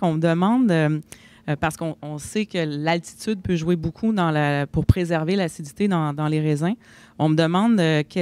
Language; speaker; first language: French; native; French